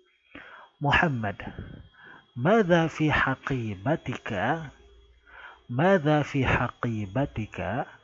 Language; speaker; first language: Arabic; non-native, fluent; Indonesian